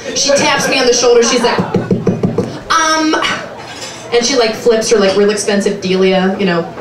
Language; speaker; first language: English; native; English